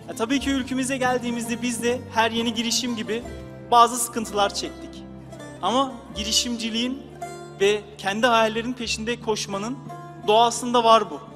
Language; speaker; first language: Turkish; early bilingual, heritage; Turkish